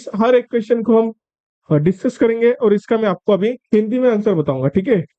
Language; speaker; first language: Hindi; non-native, local second language; Marathi